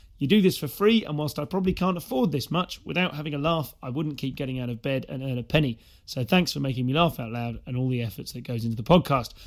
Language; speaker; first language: English; native; English